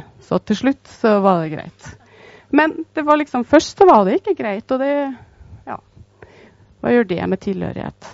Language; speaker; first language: Norwegian; native; Norwegian